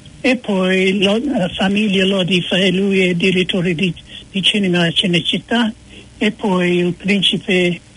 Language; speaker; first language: Italian; non-native, fluent; English